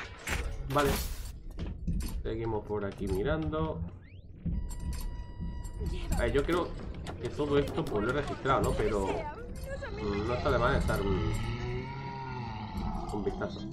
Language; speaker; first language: Spanish; native; Spanish